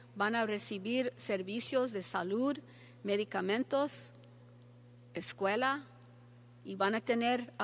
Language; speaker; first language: Spanish; early bilingual, heritage; Spanish